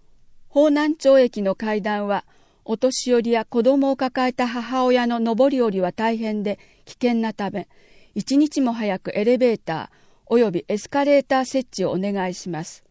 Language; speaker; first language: Japanese; native; Japanese